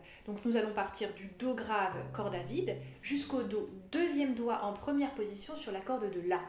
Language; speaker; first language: French; native; French